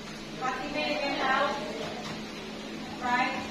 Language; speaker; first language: English; non-native, fluent; Indonesian